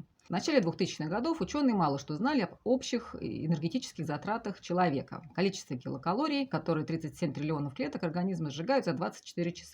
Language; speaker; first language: Russian; native; Russian